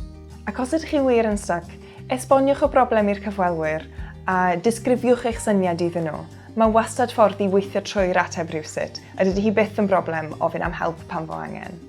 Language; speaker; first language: Welsh; native; Welsh